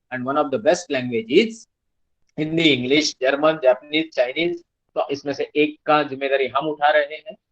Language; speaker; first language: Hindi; non-native, local second language; Marathi